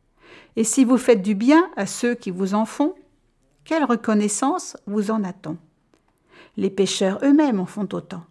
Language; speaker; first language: French; native; French